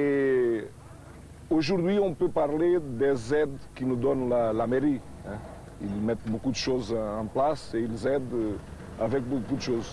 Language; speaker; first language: French; non-native, fluent; Portuguese